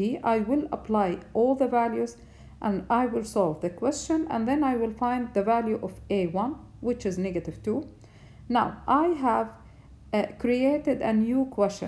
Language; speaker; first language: English; non-native, fluent; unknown